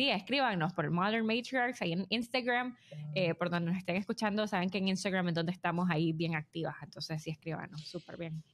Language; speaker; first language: Spanish; native; Spanish